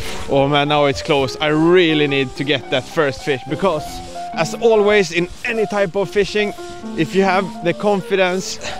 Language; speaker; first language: English; non-native, fluent; Swedish